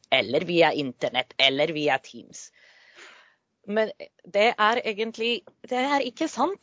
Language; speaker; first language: Norwegian; non-native, fluent; Polish